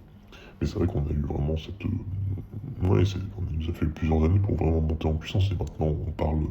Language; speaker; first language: French; native; French